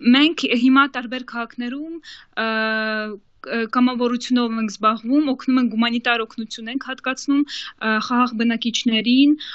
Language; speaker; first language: Armenian; early bilingual, heritage; Armenian